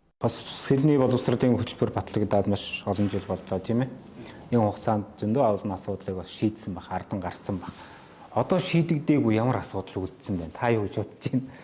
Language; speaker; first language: Mongolian; non-native, local second language; Kazakh